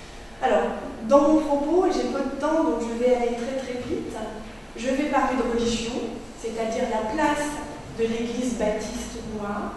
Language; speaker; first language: French; native; French